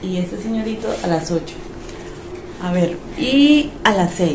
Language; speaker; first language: Spanish; native; Spanish